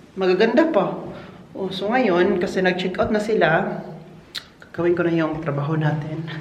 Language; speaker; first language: Filipino; non-native, local second language; Cebuano